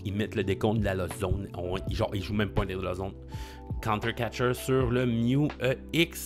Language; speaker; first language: French; native; French